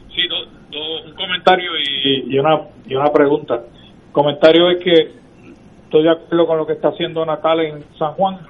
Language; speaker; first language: Spanish; native; Spanish